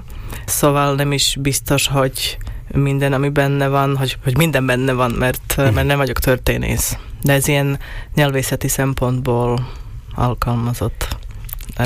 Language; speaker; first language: Hungarian; non-native, local second language; Slovak